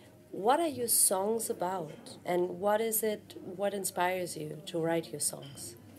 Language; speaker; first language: English; non-native, fluent; German